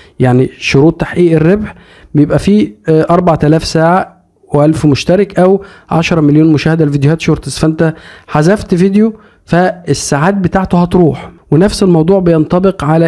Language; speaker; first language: Arabic; native; Arabic